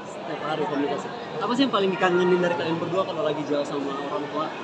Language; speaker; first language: Indonesian; native; Indonesian